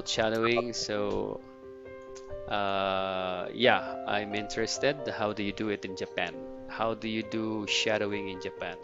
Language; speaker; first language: English; non-native, fluent; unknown